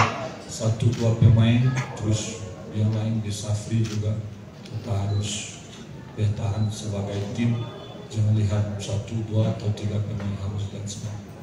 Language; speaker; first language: Indonesian; non-native, learner; Portuguese